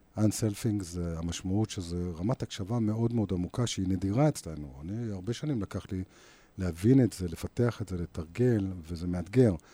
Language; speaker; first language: Hebrew; native; Hebrew